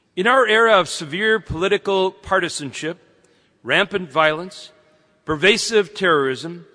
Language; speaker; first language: English; native; English